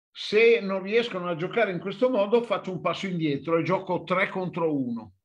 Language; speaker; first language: Italian; native; Italian